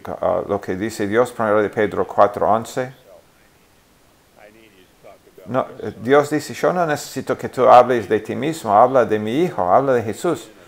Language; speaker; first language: Spanish; non-native, fluent; English